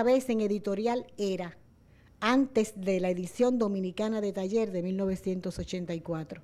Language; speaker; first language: Spanish; native; Spanish